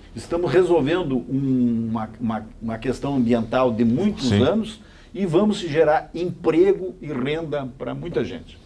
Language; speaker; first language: Portuguese; native; Portuguese